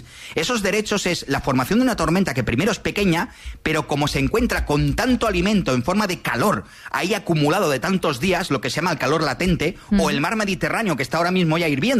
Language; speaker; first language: Spanish; native; Spanish